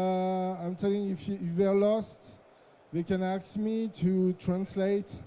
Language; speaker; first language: English; non-native, fluent; French